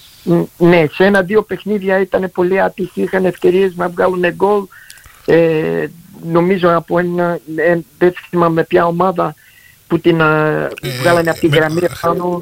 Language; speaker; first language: Greek; early bilingual, heritage; Greek